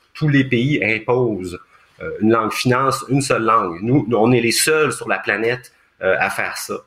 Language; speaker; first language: French; native; French